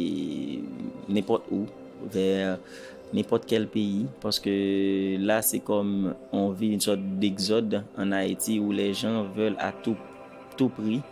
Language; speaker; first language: French; non-native, local second language; Haitian Creole